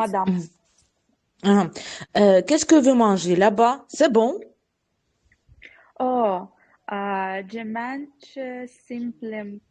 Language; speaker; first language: French; non-native, learner; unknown